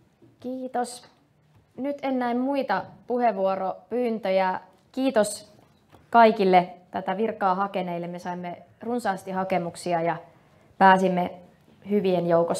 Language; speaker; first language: Finnish; native; Finnish